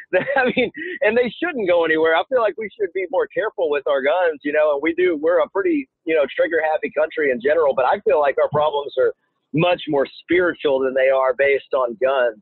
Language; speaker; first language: English; native; English